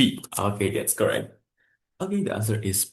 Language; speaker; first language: English; non-native, fluent; Indonesian